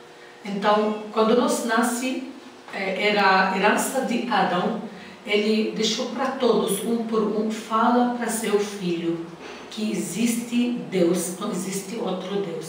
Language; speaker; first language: Portuguese; non-native, learner; Arabic